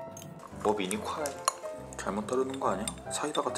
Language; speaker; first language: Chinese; non-native, learner; Korean